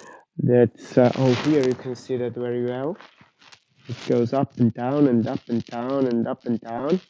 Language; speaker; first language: English; non-native, fluent; Italian